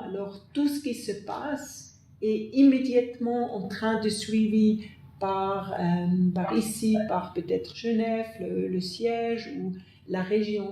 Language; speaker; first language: French; non-native, fluent; German